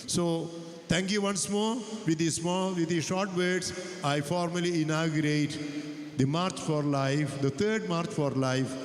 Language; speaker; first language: English; non-native, local second language; Malayalam